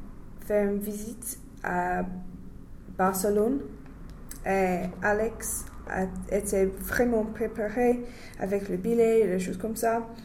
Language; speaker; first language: French; non-native, learner; English